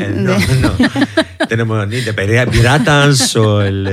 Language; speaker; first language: Spanish; non-native, learner; English